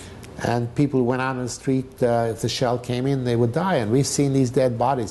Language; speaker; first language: English; non-native, fluent; Hungarian